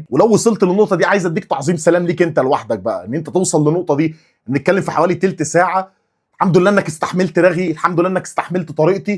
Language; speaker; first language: Arabic; native; Arabic